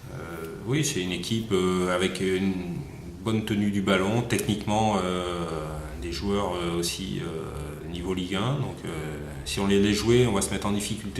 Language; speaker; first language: French; native; French